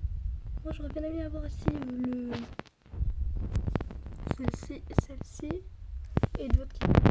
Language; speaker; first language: French; native; French